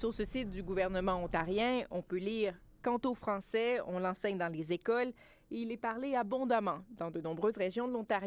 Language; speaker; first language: French; native; French